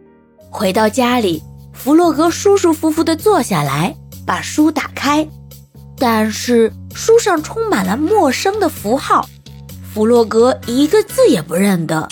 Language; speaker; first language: Chinese; native; Chinese